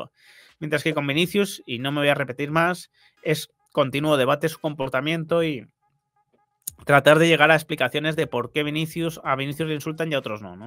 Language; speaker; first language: Spanish; native; Spanish